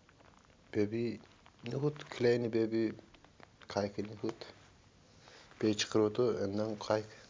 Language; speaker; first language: Dutch; non-native, learner; Turkish